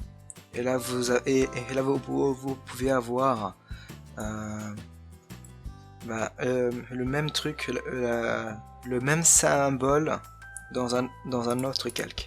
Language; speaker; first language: French; native; French